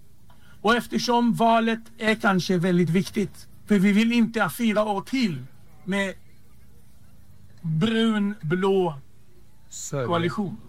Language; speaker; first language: Swedish; non-native, fluent; Hebrew